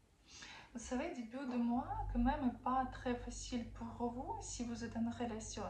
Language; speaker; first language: French; non-native, fluent; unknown